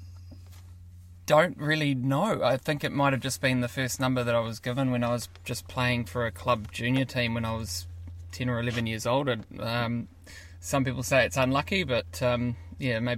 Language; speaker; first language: English; native; English